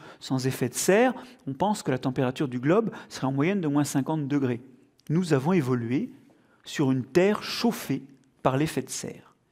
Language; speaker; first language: French; native; French